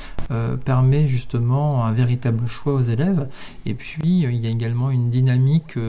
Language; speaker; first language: French; native; French